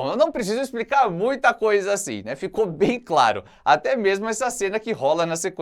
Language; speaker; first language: Portuguese; native; Portuguese